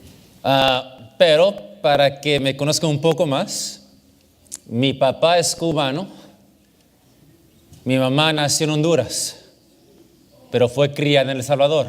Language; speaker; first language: Spanish; early bilingual, heritage; English